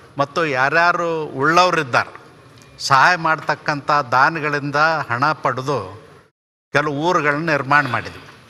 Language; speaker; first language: Kannada; native; Kannada